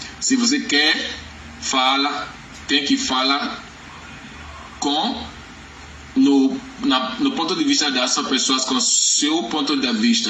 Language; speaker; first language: Portuguese; non-native, learner; Yoruba